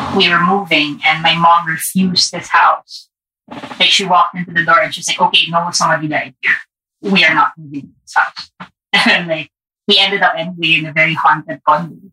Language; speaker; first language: English; non-native, local second language; Filipino